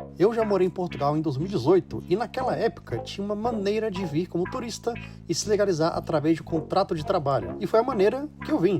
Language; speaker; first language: Portuguese; native; Portuguese